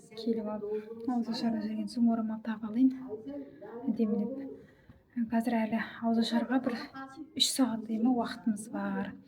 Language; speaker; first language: Kazakh; native; Kazakh